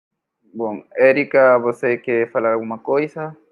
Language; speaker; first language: Portuguese; non-native, fluent; Spanish